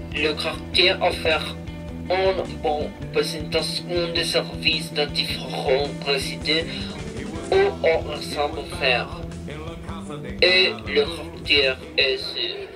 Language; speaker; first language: French; non-native, learner; Spanish